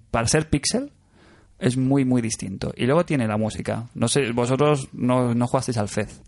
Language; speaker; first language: Spanish; native; Spanish